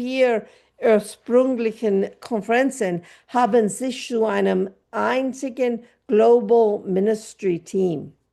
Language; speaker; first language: German; non-native, fluent; English